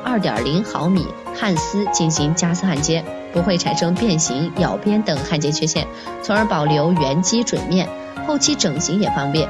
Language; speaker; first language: Chinese; native; Chinese